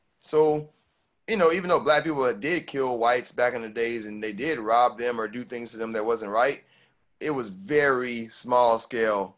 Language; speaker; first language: English; native; English